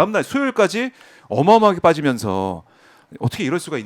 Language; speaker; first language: Korean; native; Korean